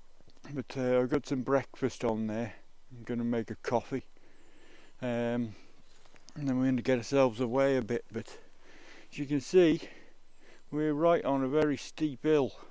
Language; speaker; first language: English; native; English